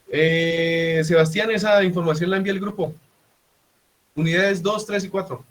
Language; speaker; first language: Spanish; native; Spanish